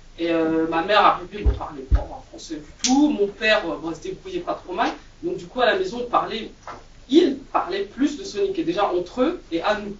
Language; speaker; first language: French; native; French